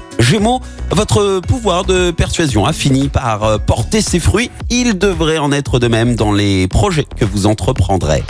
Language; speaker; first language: French; native; French